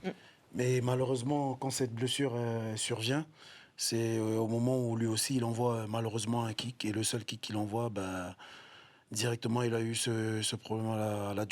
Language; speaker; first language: French; native; French